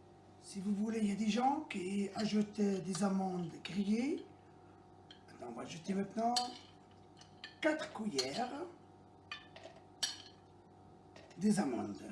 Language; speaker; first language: French; non-native, local second language; Arabic